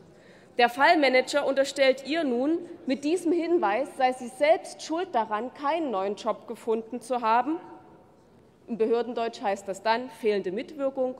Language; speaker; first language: German; native; German